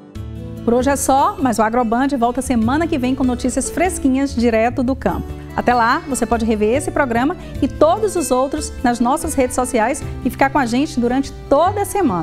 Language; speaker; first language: Portuguese; native; Portuguese